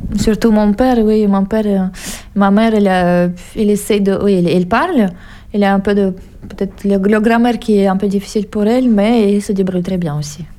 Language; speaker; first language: French; non-native, fluent; Russian